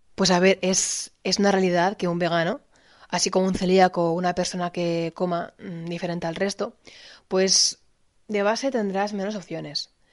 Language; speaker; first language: Spanish; native; Spanish